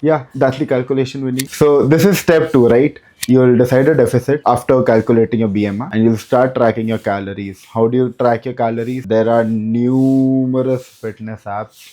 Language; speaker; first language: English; non-native, local second language; Hindi